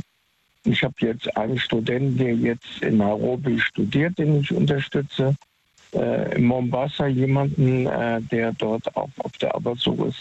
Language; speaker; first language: German; native; German